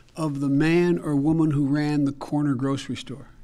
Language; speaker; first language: English; native; English